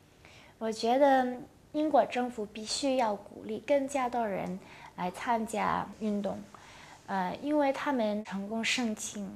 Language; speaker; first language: Chinese; non-native, local second language; Cantonese